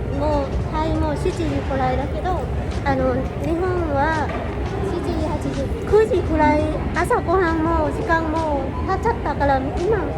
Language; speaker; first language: Japanese; non-native, learner; Thai